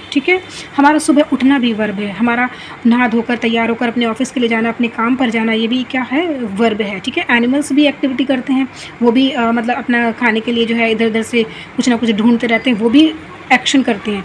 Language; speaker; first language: Hindi; native; Hindi